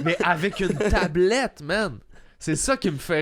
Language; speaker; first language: French; native; French